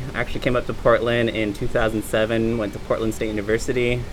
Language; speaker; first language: English; native; English